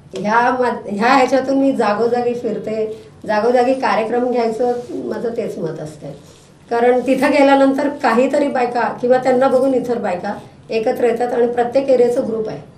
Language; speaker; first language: Marathi; non-native, local second language; Telugu